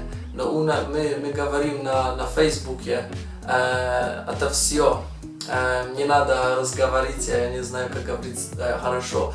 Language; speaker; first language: Russian; non-native, learner; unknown